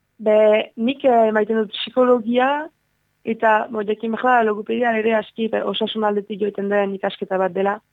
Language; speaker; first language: Basque; native; Basque